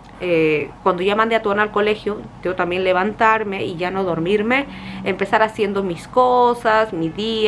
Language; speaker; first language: Spanish; native; Spanish